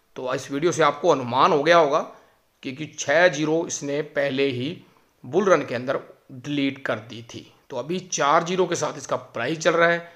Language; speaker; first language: Hindi; native; Hindi